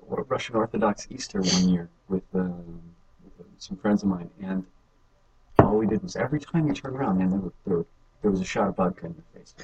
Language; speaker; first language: English; native; English